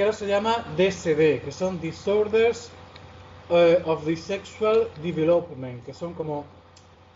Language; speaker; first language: Spanish; native; Spanish